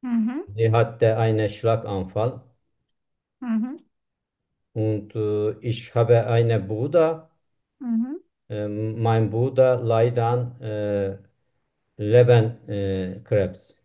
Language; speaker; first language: German; non-native, learner; Turkish